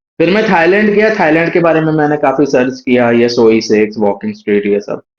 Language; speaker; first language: Hindi; native; Hindi